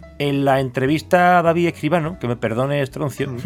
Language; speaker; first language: Spanish; native; Spanish